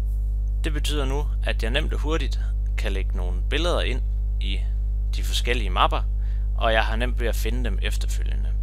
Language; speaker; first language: Danish; native; Danish